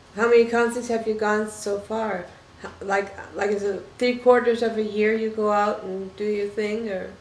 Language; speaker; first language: English; native; English